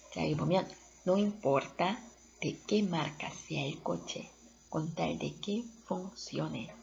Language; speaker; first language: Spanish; non-native, fluent; Korean